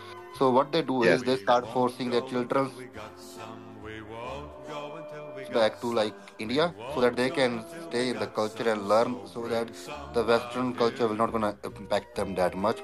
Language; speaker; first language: English; non-native, local second language; Punjabi